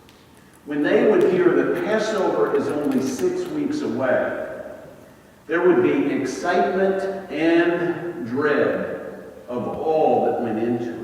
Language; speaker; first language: English; native; English